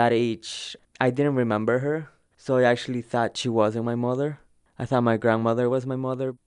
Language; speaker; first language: English; early bilingual, other home language; Spanish